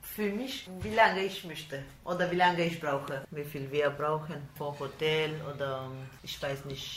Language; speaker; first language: German; non-native, learner; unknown